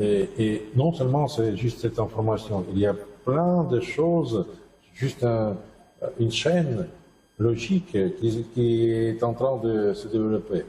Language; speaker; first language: French; non-native, fluent; Russian